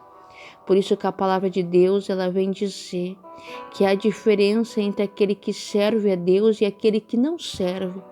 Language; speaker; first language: Portuguese; native; Portuguese